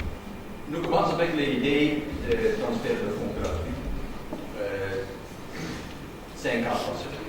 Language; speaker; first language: French; non-native, learner; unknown